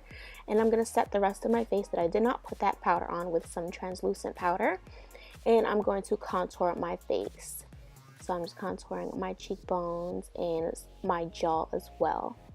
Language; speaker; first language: English; native; English